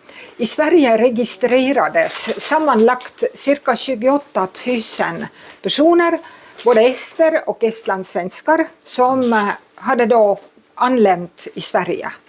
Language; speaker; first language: Swedish; non-native, fluent; Estonian